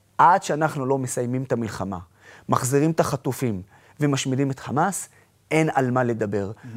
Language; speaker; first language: Hebrew; non-native, local second language; Arabic